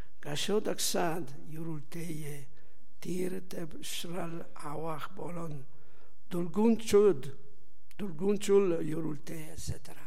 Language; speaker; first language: Mongolian; non-native, learner; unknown